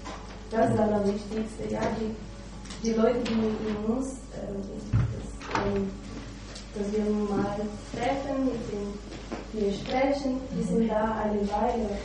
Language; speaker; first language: German; non-native, fluent; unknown